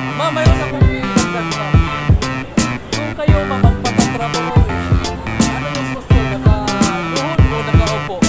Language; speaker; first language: Filipino; non-native, local second language; Cebuano